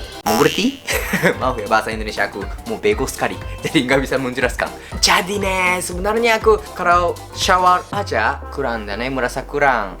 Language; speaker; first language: Indonesian; non-native, learner; Japanese